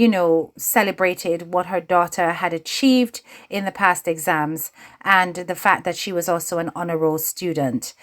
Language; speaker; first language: English; native; English